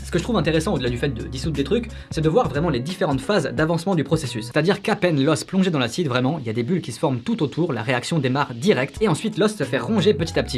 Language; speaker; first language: French; native; French